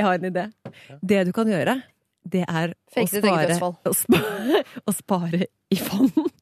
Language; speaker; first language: Norwegian; native; Norwegian